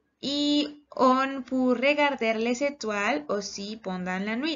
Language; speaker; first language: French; non-native, learner; Spanish